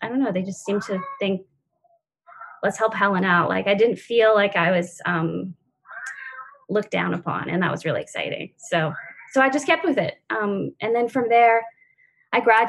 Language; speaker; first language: English; non-native, fluent; French